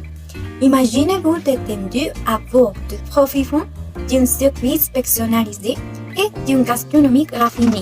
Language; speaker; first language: French; non-native, learner; Spanish